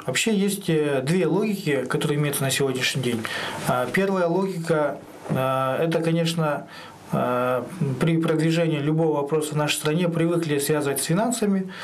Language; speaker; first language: Russian; non-native, local second language; Kyrgyz